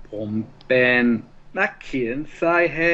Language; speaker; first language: Thai; non-native, learner; English